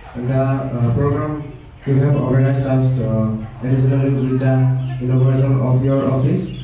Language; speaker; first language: English; non-native, local second language; Assamese